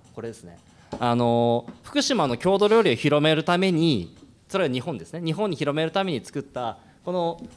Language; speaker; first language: Japanese; native; Japanese